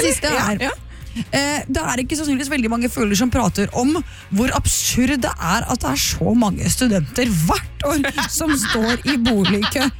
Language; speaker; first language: Norwegian; native; Norwegian